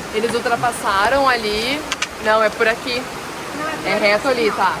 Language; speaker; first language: Portuguese; native; Portuguese